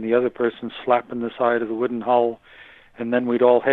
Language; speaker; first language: English; native; English